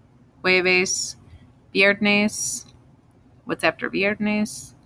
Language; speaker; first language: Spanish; non-native, fluent; English